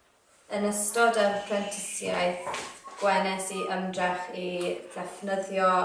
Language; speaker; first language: Welsh; non-native, local second language; English